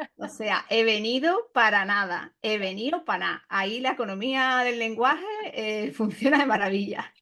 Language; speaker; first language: Spanish; native; Spanish